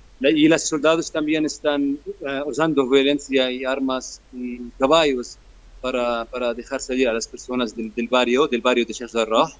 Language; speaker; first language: Spanish; non-native, fluent; Arabic